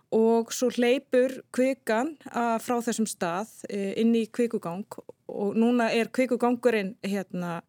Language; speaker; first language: Icelandic; non-native, fluent; Dutch